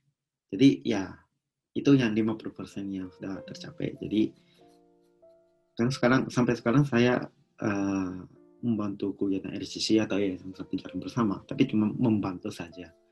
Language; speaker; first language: Indonesian; non-native, local second language; Japanese